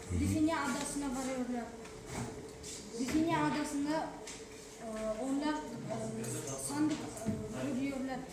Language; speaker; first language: Turkish; non-native, learner; Kazakh